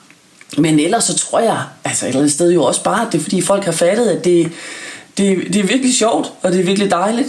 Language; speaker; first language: Danish; native; Danish